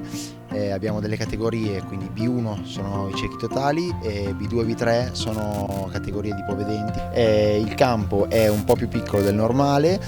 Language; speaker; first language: Italian; native; Italian